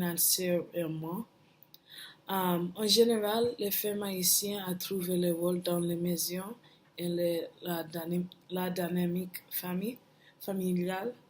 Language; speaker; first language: French; non-native, learner; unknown